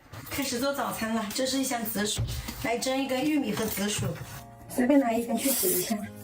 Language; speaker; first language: Chinese; native; Chinese